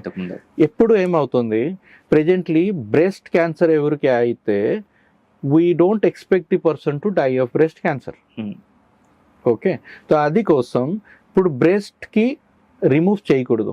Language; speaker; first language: Telugu; non-native, learner; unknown